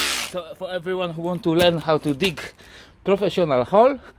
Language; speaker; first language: English; non-native, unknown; Polish